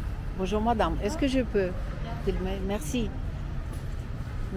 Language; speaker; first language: French; non-native, fluent; Russian